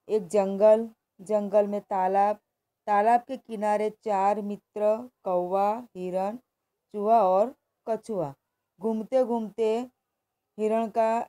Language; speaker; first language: Hindi; non-native, local second language; Gujarati